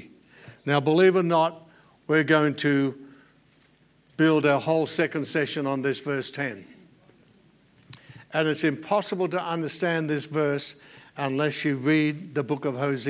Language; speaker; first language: English; native; English